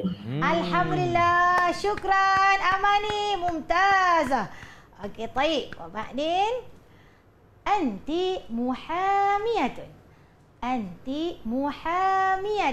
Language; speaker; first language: Arabic; non-native, fluent; Malay